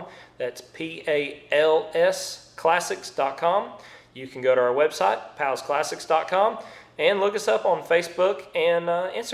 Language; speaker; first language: English; native; English